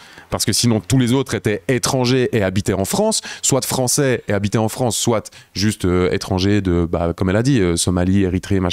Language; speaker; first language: French; native; French